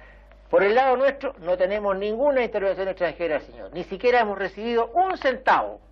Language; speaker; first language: Spanish; native; Spanish